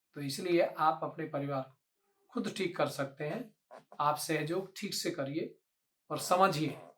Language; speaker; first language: Hindi; native; Hindi